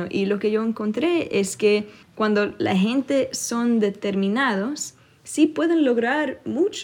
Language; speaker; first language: Spanish; early bilingual, other home language; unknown